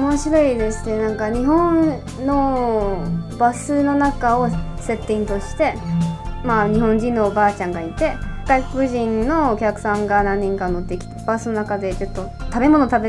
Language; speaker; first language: Japanese; non-native, fluent; Chinese